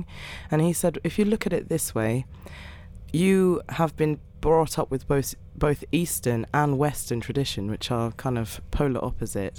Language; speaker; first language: English; native; English